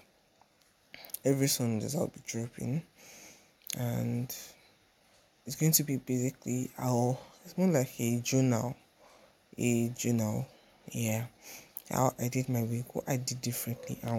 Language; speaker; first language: English; non-native, local second language; Yoruba